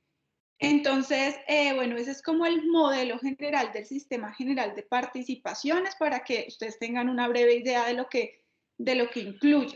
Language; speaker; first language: Spanish; native; Spanish